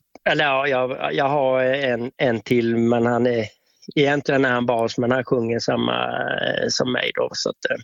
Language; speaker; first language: Swedish; native; Swedish